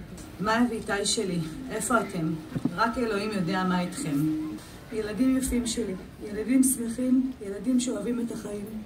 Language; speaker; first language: Hebrew; native; Hebrew